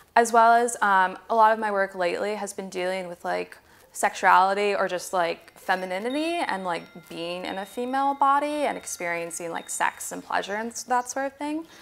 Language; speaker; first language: English; native; English